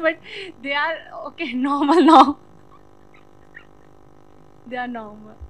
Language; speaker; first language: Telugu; non-native, learner; Hindi